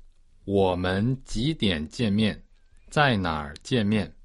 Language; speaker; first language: Chinese; non-native, learner; Portuguese